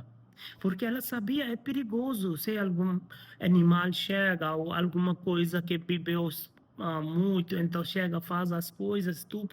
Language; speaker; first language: Portuguese; non-native, learner; Hindi